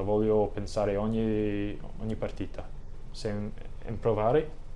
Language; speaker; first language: Italian; non-native, learner; English